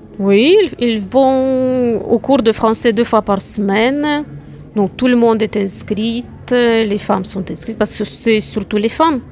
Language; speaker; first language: French; non-native, fluent; Russian